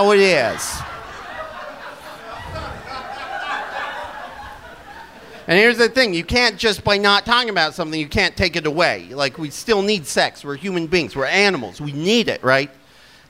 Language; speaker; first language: English; native; English